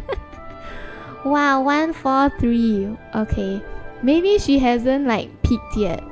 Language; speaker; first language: English; native; English